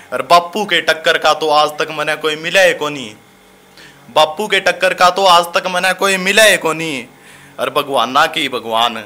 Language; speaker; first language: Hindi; native; Hindi